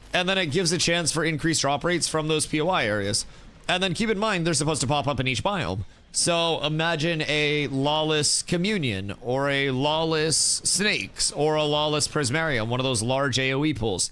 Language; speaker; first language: English; native; English